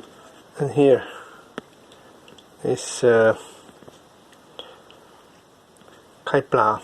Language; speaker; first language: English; non-native, learner; Thai